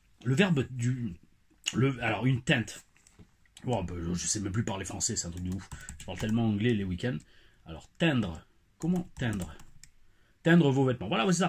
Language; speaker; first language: French; native; French